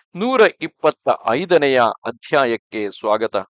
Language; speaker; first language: Kannada; native; Kannada